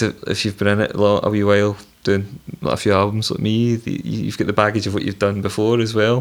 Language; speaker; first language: English; native; English